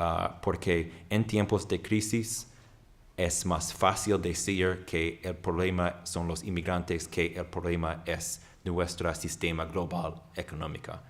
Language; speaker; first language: Spanish; non-native, fluent; English